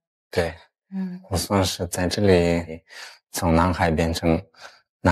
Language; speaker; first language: Chinese; non-native, fluent; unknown